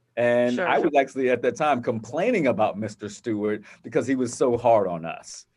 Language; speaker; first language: English; native; English